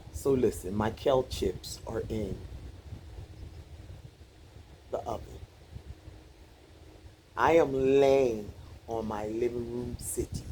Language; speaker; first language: English; native; English